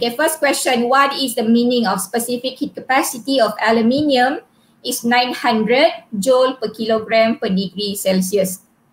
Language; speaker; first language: English; non-native, local second language; Malay